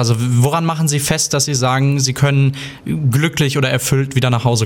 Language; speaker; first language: German; native; German